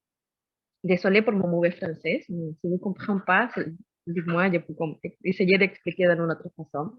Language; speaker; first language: French; non-native, learner; Spanish